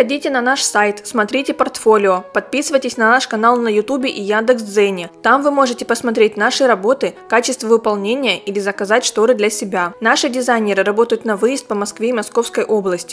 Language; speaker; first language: Russian; native; Russian